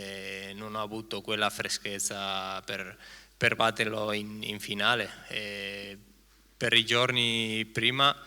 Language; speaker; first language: Italian; non-native, fluent; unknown